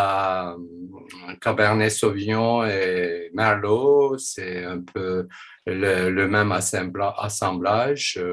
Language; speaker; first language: French; non-native, fluent; Turkish